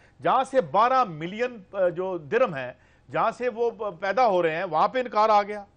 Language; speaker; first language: Urdu; non-native, local second language; Punjabi